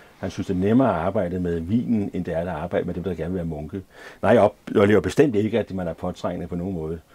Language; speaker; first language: Danish; native; Danish